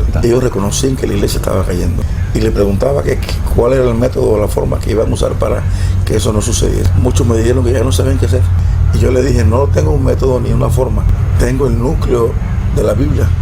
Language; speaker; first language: Spanish; native; Spanish